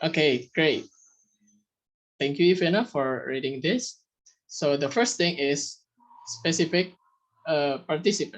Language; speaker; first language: English; non-native, fluent; Indonesian